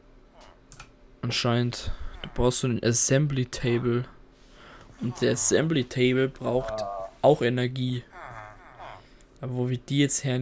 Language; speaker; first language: German; native; German